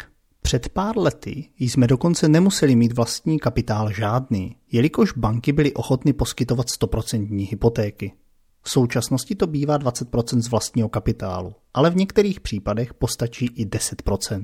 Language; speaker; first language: Czech; native; Czech